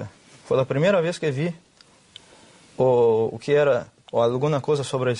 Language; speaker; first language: Spanish; non-native, learner; Portuguese